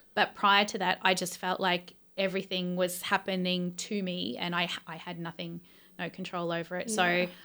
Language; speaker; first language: English; native; English